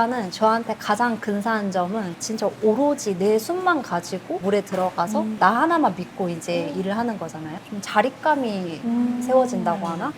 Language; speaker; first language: Korean; native; Korean